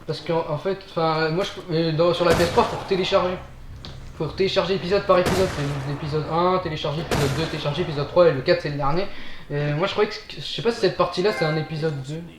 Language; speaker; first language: French; native; French